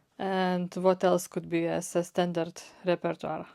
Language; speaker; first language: English; non-native, fluent; Lithuanian